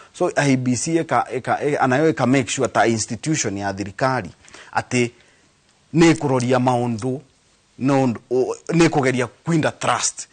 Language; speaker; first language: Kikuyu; non-native, local second language; Embu